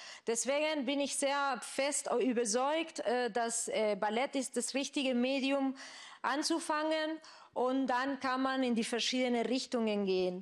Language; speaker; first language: German; non-native, fluent; Spanish